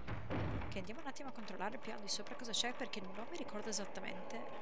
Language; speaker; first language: Italian; early bilingual, other home language; English